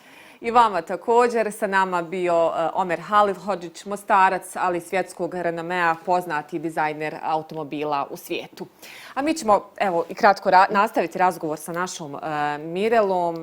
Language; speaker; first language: Bosnian; native; Bosnian